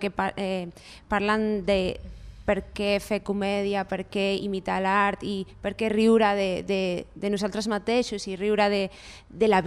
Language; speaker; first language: Catalan; non-native, fluent; Spanish